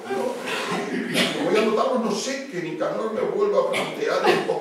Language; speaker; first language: Spanish; native; Spanish